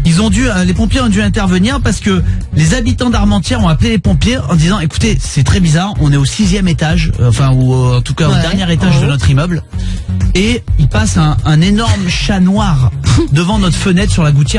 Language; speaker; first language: French; native; French